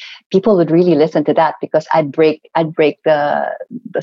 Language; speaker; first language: English; non-native, local second language; Cebuano